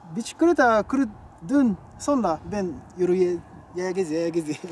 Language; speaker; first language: Turkish; non-native, learner; Japanese